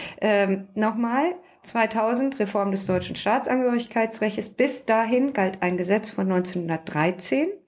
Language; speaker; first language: German; early bilingual, other home language; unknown